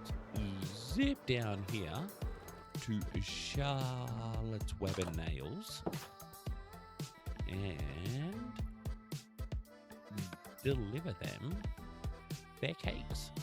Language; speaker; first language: English; native; English